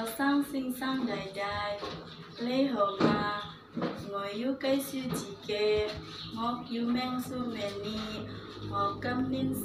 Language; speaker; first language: Cantonese; non-native, learner; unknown